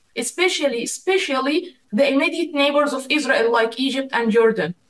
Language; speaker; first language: English; non-native, fluent; Arabic